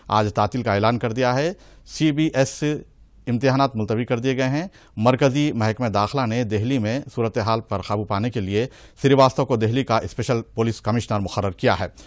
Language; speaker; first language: Urdu; native; Urdu